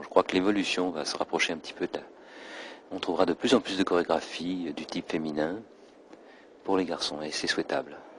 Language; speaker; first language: French; native; French